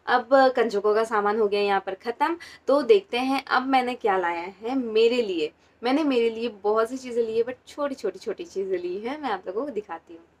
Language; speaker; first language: Hindi; non-native, local second language; Marathi